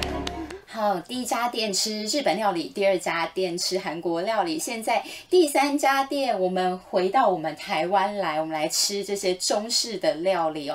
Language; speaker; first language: Chinese; native; Chinese